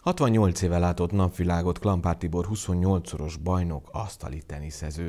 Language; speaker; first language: Hungarian; native; Hungarian